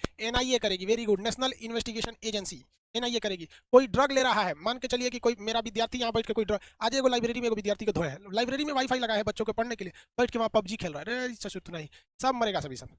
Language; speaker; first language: Hindi; native; Hindi